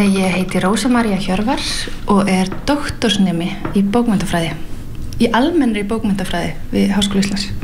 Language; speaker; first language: Icelandic; early bilingual, heritage; Icelandic